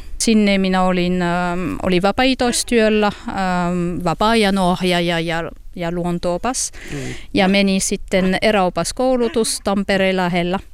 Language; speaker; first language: Finnish; non-native, fluent; French